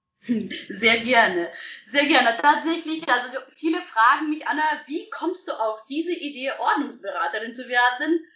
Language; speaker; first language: German; non-native, fluent; Russian